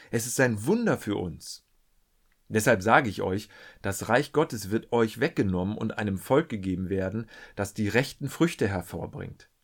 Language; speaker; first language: German; native; German